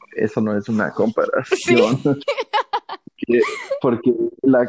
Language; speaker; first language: Spanish; non-native, fluent; German